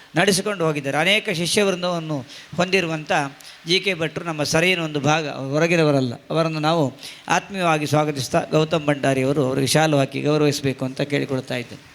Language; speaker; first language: Kannada; non-native, local second language; Tulu